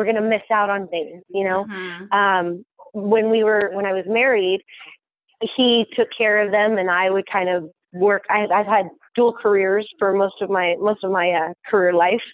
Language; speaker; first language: English; native; English